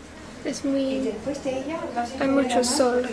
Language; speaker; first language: Spanish; non-native, learner; English